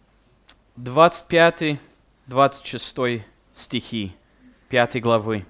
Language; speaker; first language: Russian; non-native, fluent; English